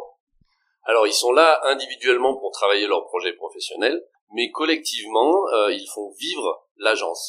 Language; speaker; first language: French; native; French